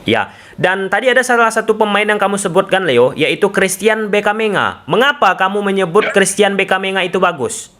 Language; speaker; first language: Indonesian; native; Indonesian